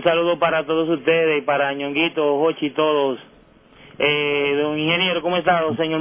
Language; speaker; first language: Spanish; native; Spanish